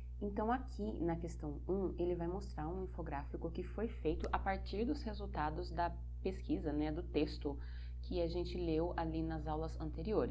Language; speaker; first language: Portuguese; native; Portuguese